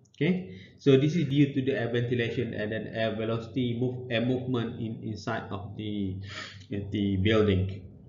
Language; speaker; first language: English; non-native, local second language; Malay